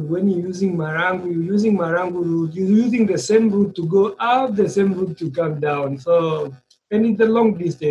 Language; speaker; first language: English; non-native, local second language; Swahili